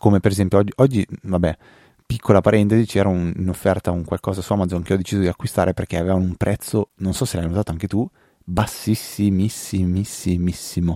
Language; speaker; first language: Italian; native; Italian